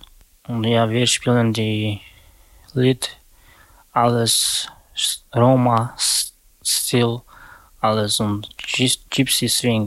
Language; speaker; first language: German; non-native, learner; Romany